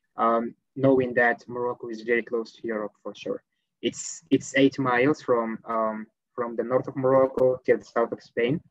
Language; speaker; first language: English; non-native, fluent; Arabic